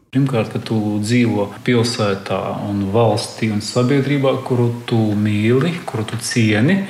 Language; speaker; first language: Latvian; native; Latvian